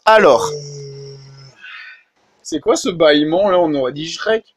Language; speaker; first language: French; native; French